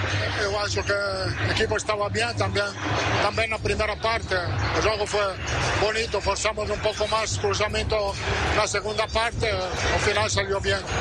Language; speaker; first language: Portuguese; non-native, learner; Italian